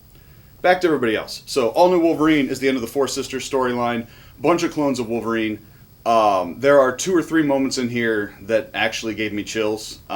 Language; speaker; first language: English; native; English